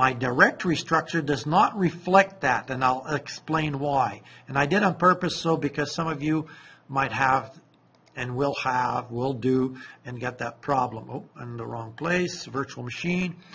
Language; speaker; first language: English; non-native, fluent; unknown